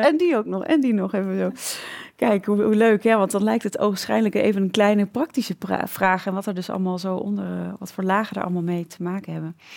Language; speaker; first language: Dutch; native; Dutch